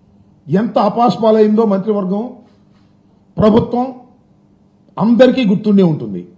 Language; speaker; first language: Telugu; native; Telugu